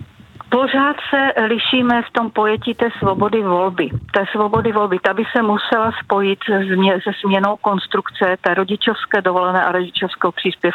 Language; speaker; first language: Czech; native; Czech